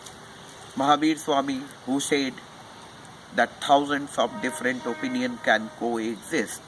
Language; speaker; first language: English; non-native, local second language; Hindi